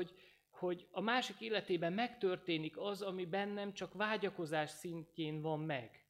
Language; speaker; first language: Hungarian; native; Hungarian